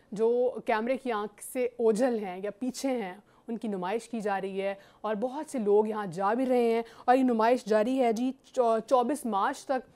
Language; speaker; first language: Urdu; native; Urdu